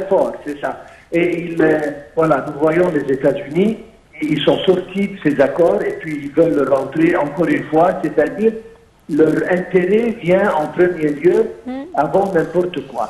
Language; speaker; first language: French; non-native, fluent; Arabic